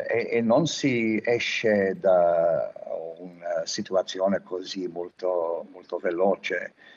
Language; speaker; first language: Italian; non-native, fluent; English